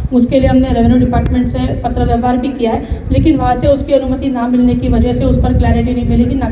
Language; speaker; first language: Hindi; non-native, local second language; Marathi